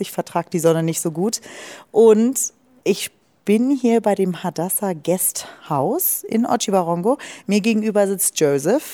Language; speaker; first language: German; native; German